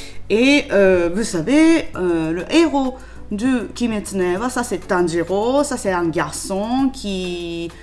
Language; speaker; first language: French; non-native, learner; Japanese